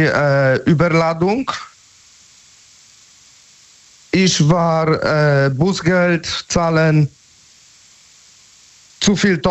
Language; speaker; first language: German; non-native, learner; Polish